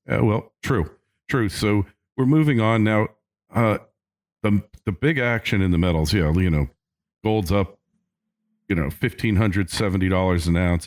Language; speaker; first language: English; native; English